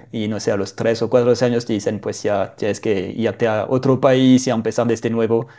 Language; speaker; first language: Spanish; non-native, fluent; French